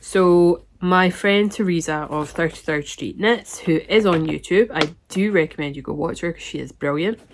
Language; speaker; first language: English; native; English